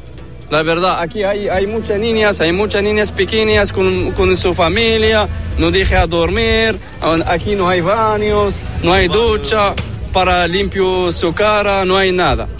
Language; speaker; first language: Spanish; non-native, learner; Arabic